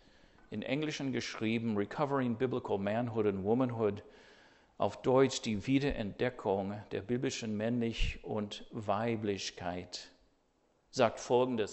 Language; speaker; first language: German; non-native, fluent; English